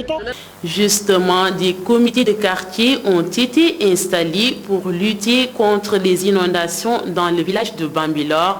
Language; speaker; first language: French; non-native, local second language; Wolof